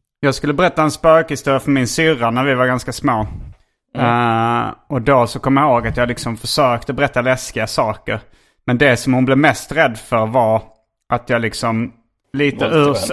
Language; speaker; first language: Swedish; native; Swedish